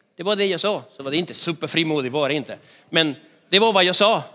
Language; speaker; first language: Swedish; non-native, fluent; Spanish